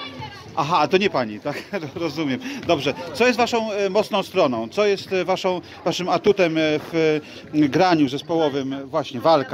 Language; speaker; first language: Polish; native; Polish